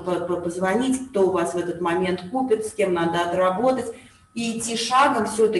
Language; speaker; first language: Russian; native; Russian